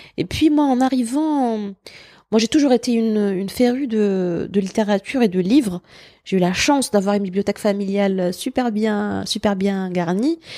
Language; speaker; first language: French; non-native, local second language; Berber languages